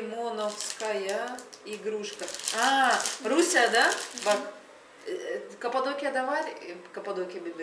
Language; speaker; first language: Turkish; non-native, fluent; Russian